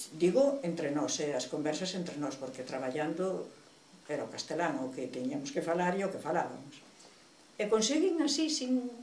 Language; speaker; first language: Galician; native; Galician